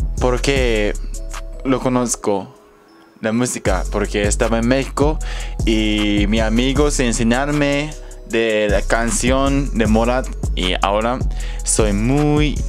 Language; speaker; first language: Spanish; non-native, learner; Japanese